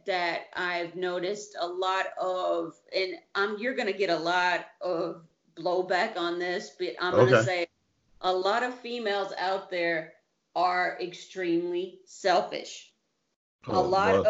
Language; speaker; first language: English; native; English